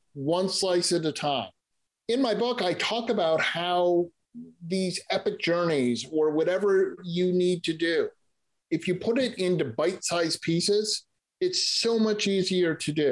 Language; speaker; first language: English; native; English